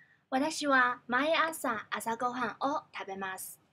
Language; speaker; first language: Japanese; non-native, learner; Cantonese